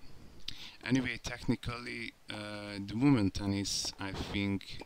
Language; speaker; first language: English; non-native, learner; Hungarian